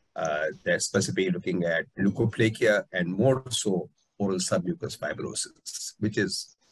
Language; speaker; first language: English; non-native, local second language; Hindi